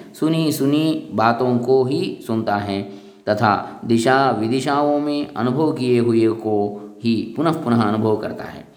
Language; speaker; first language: Hindi; non-native, local second language; Kannada